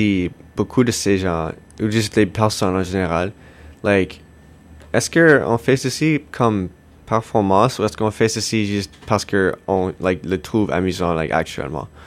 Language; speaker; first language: French; non-native, local second language; English